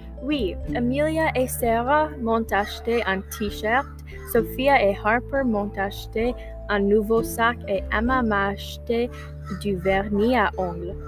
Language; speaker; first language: French; non-native, learner; English